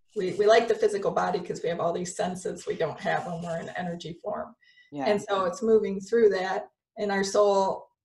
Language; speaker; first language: English; native; English